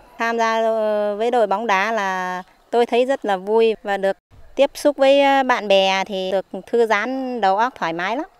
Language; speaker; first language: Vietnamese; non-native, local second language; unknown